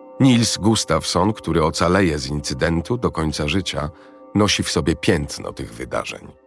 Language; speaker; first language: Polish; native; Polish